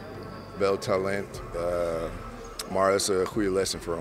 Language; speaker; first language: Dutch; non-native, fluent; English